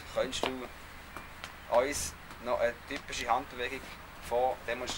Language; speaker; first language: German; native; German